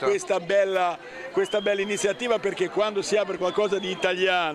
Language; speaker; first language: Italian; native; Italian